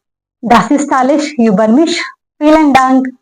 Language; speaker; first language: German; non-native, learner; Kannada